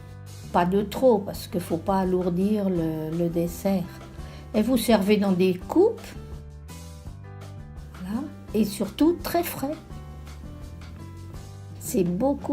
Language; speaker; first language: French; native; French